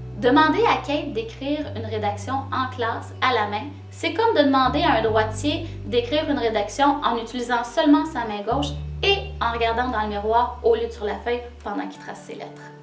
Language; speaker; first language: French; native; French